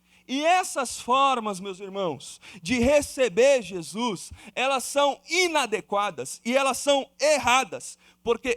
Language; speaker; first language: Portuguese; native; Portuguese